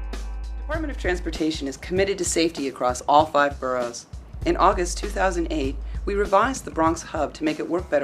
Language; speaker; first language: English; native; English